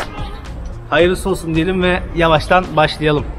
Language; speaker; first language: Turkish; native; Turkish